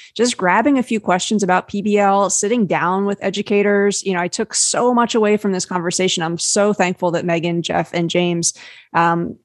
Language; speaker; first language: English; native; English